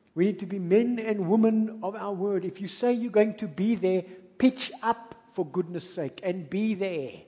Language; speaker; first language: English; native; English